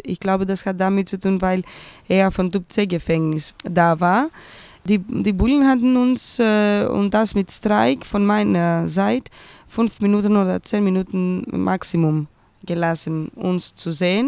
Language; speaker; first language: German; non-native, fluent; Greek